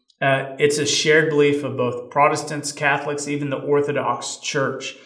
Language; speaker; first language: English; native; English